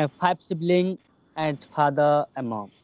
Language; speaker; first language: English; non-native, learner; Hindi